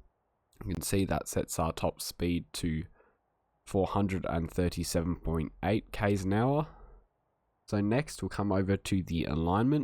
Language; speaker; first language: English; native; English